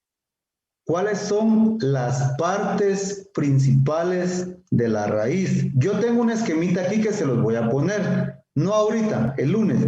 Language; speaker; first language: Spanish; native; Spanish